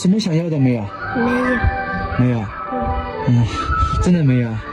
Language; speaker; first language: Chinese; native; Chinese